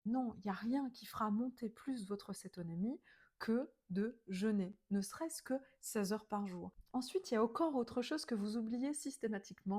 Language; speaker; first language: French; native; French